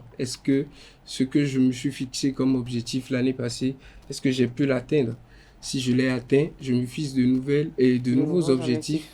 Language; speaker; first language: French; non-native, local second language; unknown